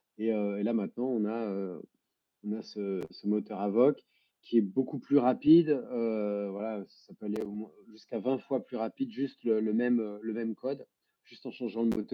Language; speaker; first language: French; native; French